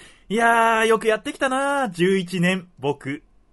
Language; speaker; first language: Japanese; native; Japanese